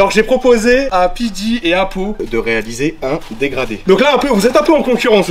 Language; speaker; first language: French; native; French